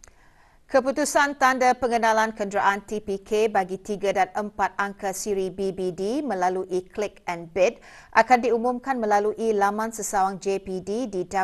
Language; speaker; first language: Malay; native; Malay